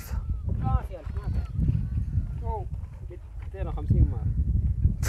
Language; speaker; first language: Arabic; non-native, learner; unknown